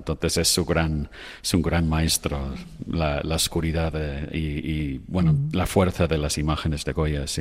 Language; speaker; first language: Spanish; non-native, fluent; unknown